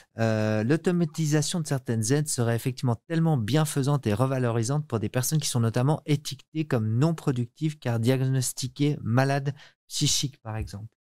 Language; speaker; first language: French; native; French